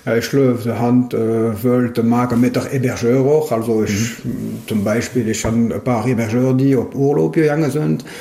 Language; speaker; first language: German; non-native, local second language; French